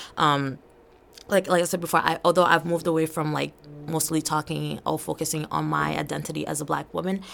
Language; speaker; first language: English; early bilingual, other home language; Portuguese